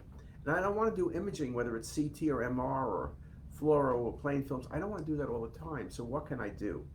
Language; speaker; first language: English; native; English